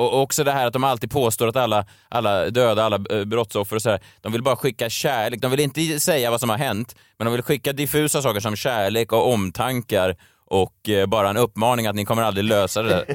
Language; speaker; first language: Swedish; native; Swedish